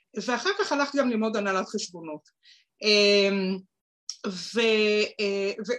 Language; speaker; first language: Hebrew; native; Hebrew